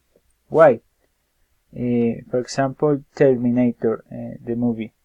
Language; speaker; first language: English; non-native, learner; Spanish